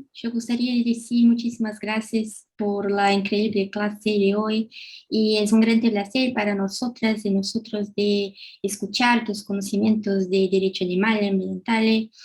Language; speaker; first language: Spanish; non-native, learner; Portuguese